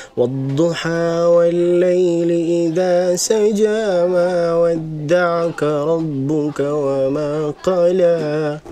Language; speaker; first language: Indonesian; non-native, fluent; Arabic